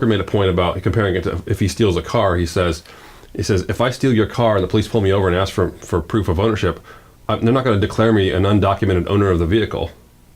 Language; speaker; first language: English; native; English